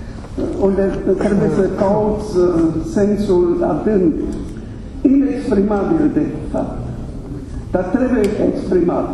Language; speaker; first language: Romanian; non-native, fluent; German